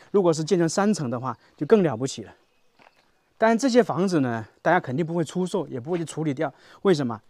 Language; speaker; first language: Chinese; native; Chinese